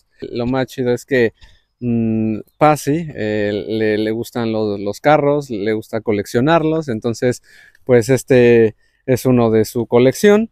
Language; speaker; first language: Spanish; native; Spanish